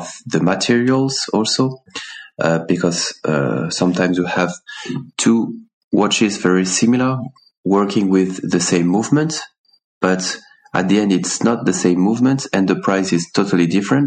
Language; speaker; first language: English; non-native, fluent; French